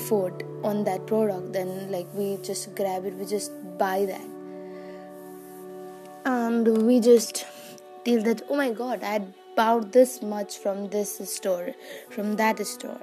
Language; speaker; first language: English; non-native, local second language; Nepali